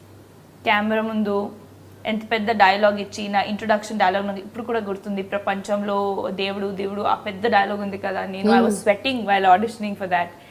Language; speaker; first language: Telugu; non-native, local second language; Hindi